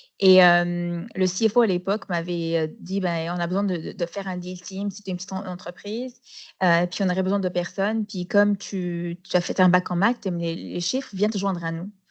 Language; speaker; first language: French; non-native, local second language; Arabic